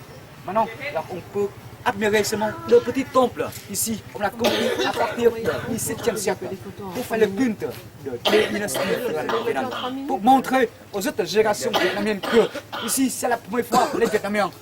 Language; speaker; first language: French; non-native, fluent; Vietnamese